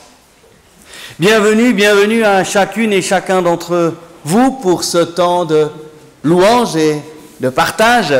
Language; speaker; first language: French; native; French